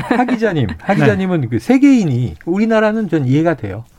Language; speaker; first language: Korean; native; Korean